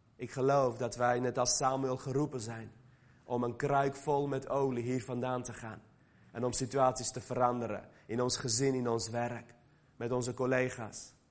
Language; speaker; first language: Dutch; early bilingual, other home language; Armenian